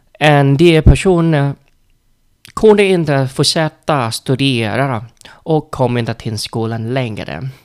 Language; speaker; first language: Swedish; non-native, learner; Vietnamese